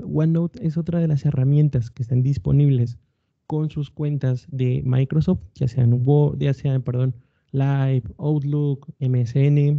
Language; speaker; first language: Spanish; native; Spanish